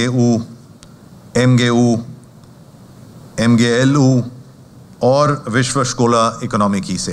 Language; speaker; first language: Hindi; native; Hindi